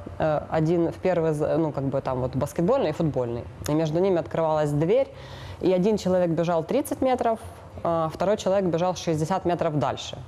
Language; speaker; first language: Russian; native; Russian